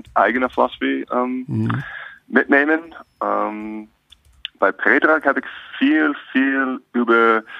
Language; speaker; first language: German; non-native, learner; English